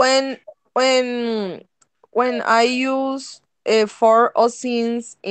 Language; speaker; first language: English; non-native, learner; Spanish